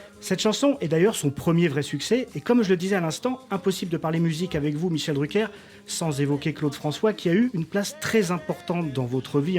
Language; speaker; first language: French; native; French